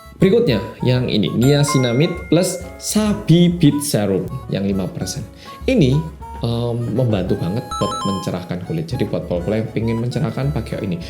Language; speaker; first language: Indonesian; non-native, fluent; Korean